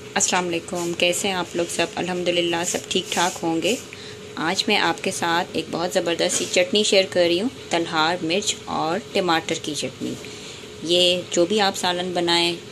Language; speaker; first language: Urdu; native; Urdu